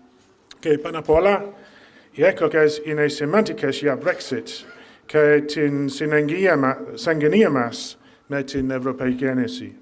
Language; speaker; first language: Greek; non-native, fluent; English